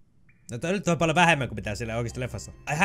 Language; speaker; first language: Finnish; native; Finnish